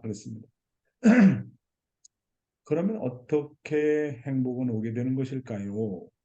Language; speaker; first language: Korean; native; Korean